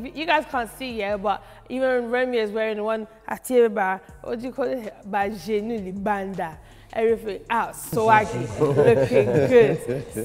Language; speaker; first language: English; early bilingual, other home language; French